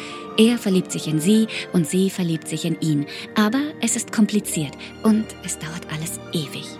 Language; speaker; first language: German; native; German